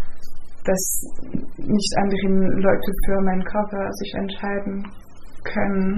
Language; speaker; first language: German; non-native, fluent; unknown